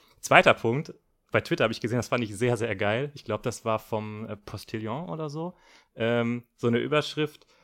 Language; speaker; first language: German; native; German